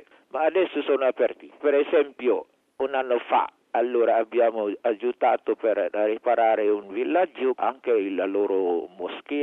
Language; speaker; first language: Italian; non-native, fluent; Indonesian